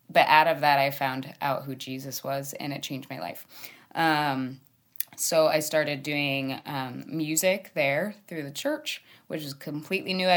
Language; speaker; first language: English; native; English